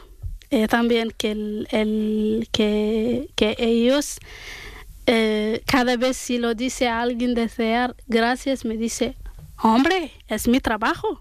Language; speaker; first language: Spanish; non-native, learner; Arabic